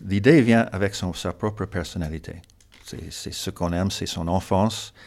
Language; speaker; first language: French; non-native, fluent; English